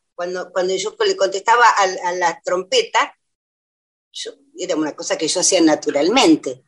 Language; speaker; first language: Spanish; native; Spanish